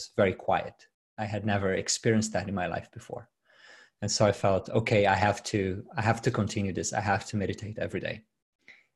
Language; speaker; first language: English; non-native, fluent; Portuguese